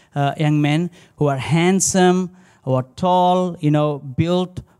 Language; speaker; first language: English; non-native, local second language; Telugu